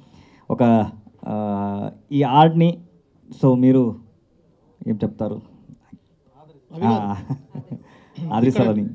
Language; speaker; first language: Telugu; non-native, learner; Kannada